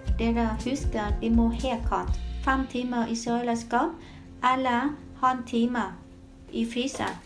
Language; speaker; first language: Norwegian; non-native, learner; Vietnamese